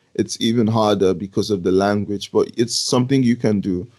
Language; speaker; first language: English; non-native, local second language; Yoruba